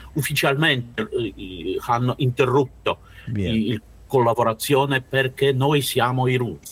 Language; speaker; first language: Italian; non-native, learner; Russian